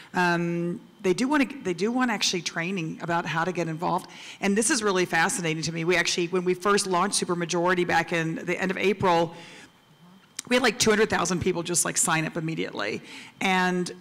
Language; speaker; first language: English; native; English